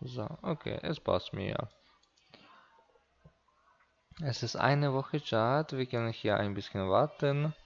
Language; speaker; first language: German; non-native, learner; Russian